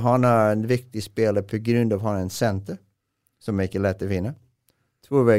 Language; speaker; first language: Swedish; non-native, fluent; English